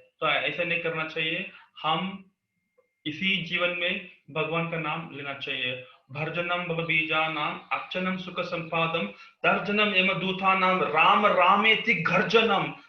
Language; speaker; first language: Hindi; non-native, local second language; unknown